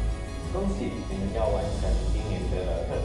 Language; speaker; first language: Chinese; native; Chinese